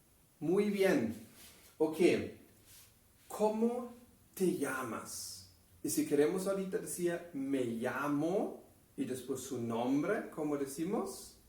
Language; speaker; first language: Spanish; non-native, fluent; German